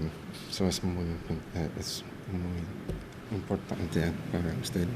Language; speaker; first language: Spanish; early bilingual, heritage; English